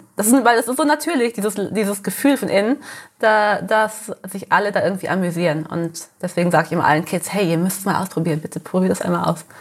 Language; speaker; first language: German; early bilingual, heritage; Portuguese